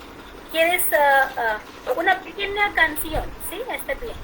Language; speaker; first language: Spanish; non-native, fluent; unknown